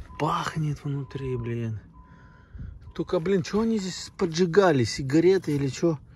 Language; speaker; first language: Russian; native; Russian